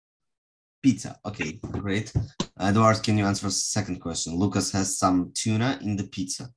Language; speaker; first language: English; non-native, fluent; Russian